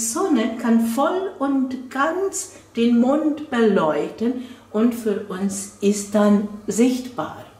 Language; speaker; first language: German; non-native, fluent; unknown